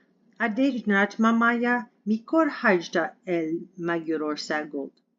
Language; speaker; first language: Hungarian; non-native, learner; English